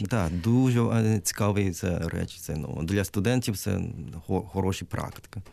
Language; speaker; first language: Ukrainian; non-native, learner; Japanese